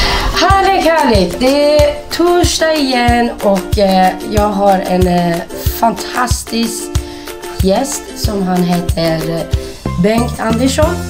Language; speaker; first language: Swedish; non-native, fluent; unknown